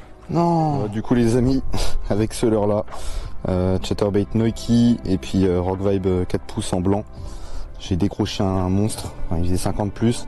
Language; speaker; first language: French; native; French